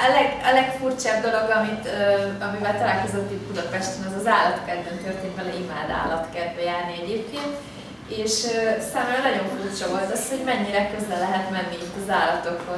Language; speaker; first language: Hungarian; native; Hungarian